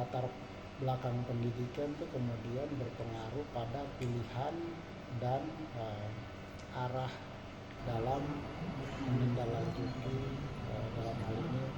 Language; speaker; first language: Indonesian; native; Indonesian